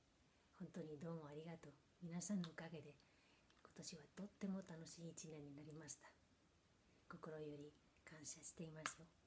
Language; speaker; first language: Japanese; non-native, fluent; Spanish